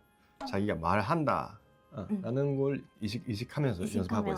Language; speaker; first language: Korean; non-native, fluent; Japanese